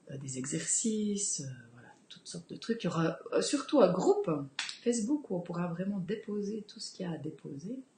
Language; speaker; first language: French; native; French